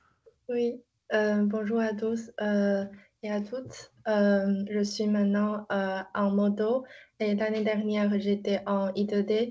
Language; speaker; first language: French; non-native, learner; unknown